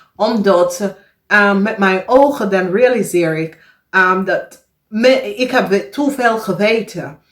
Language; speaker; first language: Dutch; non-native, fluent; English